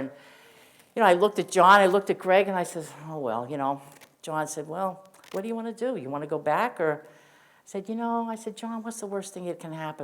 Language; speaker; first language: English; native; English